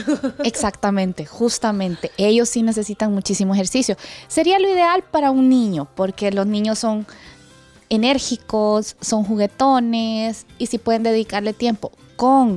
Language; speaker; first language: Spanish; native; Spanish